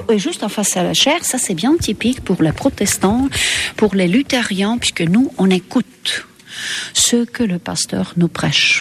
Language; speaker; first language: French; non-native, fluent; Estonian